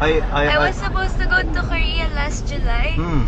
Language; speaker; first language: English; non-native, local second language; Filipino